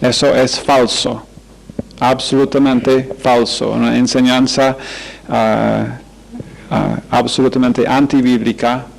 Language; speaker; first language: Spanish; non-native, fluent; English